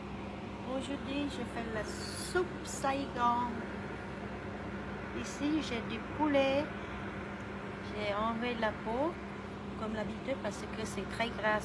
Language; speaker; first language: French; non-native, learner; Vietnamese